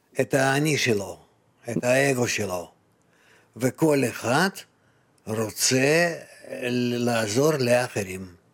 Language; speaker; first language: Hebrew; non-native, fluent; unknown